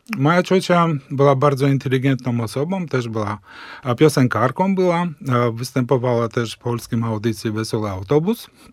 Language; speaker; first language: Polish; early bilingual, heritage; Polish